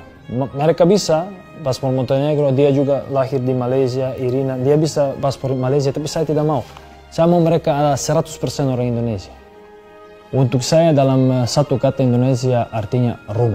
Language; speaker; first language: Indonesian; non-native, fluent; Serbian